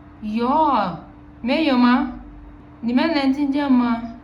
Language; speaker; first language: Chinese; non-native, learner; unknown